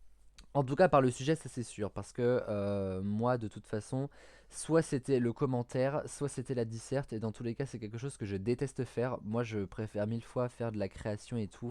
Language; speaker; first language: French; native; French